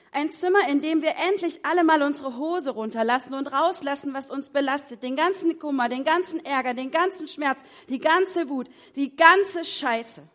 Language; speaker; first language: German; native; German